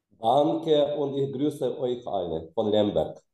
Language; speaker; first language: German; non-native, fluent; Ukrainian